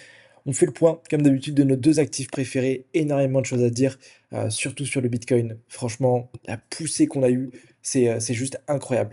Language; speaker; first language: French; native; French